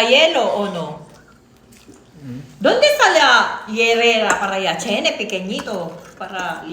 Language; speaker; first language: Spanish; non-native, learner; Filipino